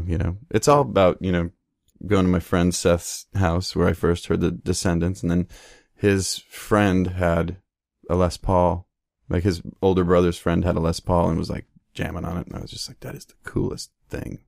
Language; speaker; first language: English; native; English